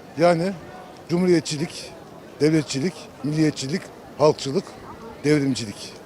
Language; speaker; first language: Turkish; native; Turkish